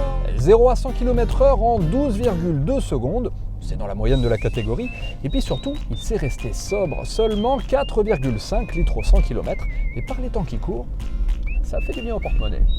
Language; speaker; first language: French; native; French